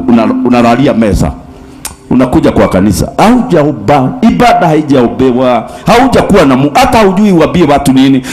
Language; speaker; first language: Swahili; native; Swahili